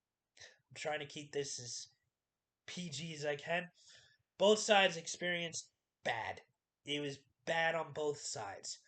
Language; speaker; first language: English; native; English